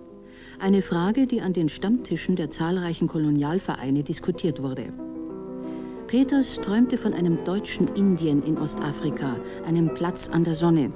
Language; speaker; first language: German; native; German